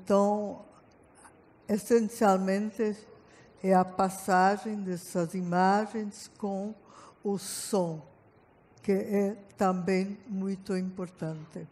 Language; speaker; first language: Portuguese; non-native, fluent; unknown